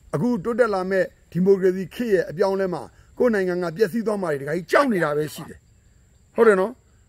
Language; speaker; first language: Burmese; native; Burmese